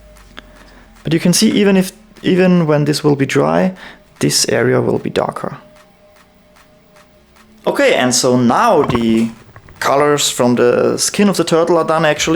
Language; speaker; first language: English; non-native, fluent; German